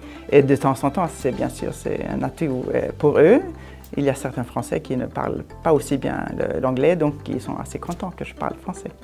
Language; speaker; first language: French; non-native, fluent; Swedish